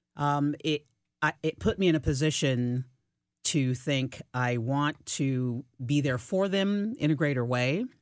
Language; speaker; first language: English; native; English